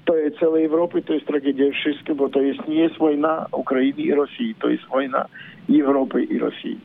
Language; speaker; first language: Polish; non-native, learner; Ukrainian